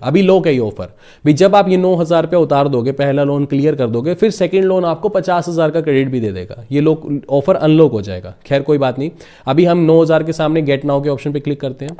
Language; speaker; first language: Hindi; native; Hindi